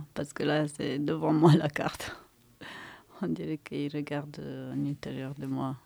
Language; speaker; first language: French; non-native, fluent; Romanian